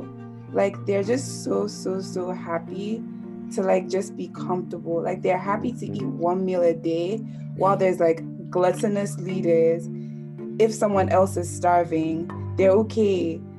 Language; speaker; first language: English; non-native, local second language; Akan